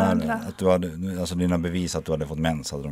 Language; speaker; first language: Swedish; native; Swedish